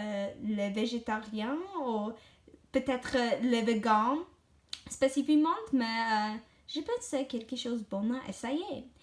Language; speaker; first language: French; non-native, learner; English